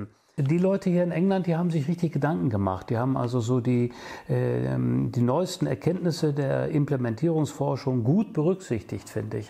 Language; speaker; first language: German; native; German